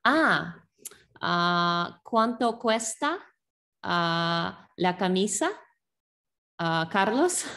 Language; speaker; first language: Spanish; non-native, learner; English